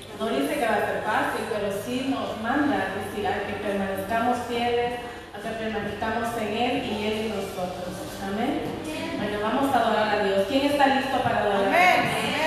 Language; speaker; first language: Spanish; native; Spanish